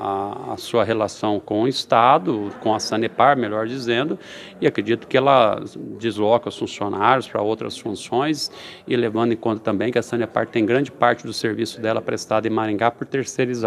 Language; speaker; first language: Portuguese; native; Portuguese